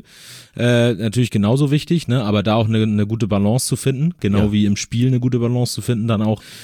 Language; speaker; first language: German; native; German